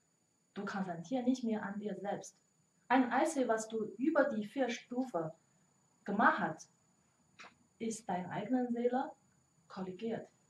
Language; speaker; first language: German; non-native, learner; Chinese